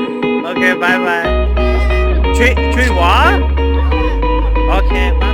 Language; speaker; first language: Chinese; non-native, learner; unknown